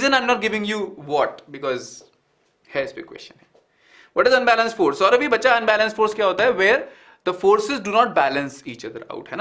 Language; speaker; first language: English; non-native, local second language; Hindi